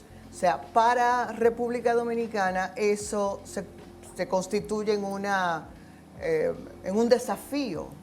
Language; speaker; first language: Spanish; native; Spanish